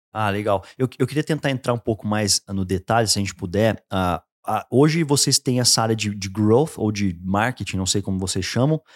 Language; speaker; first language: Portuguese; native; Portuguese